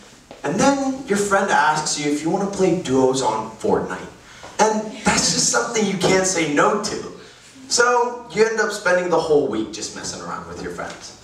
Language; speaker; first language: English; native; English